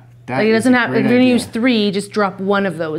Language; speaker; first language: English; native; English